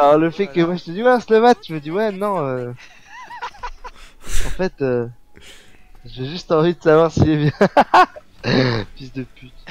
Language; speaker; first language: French; native; French